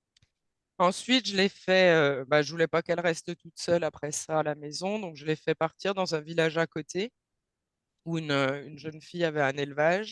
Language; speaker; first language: French; native; French